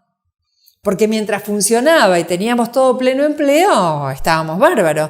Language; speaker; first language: Spanish; native; Spanish